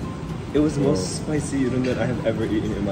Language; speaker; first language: English; non-native, fluent; Japanese